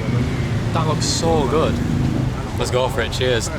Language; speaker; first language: English; native; English